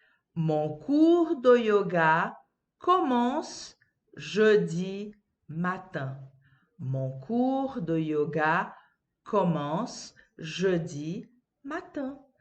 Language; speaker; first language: French; non-native, fluent; Portuguese